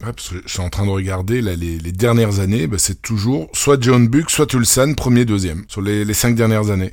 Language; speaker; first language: French; native; French